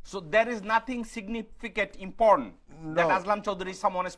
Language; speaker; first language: English; non-native, fluent; Bangla